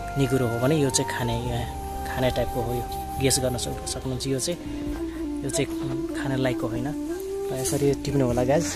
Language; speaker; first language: Nepali; non-native, local second language; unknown